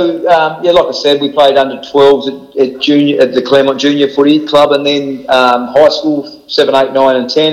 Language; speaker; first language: English; native; English